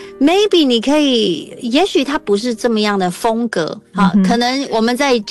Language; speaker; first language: Chinese; non-native, local second language; Hakka Chinese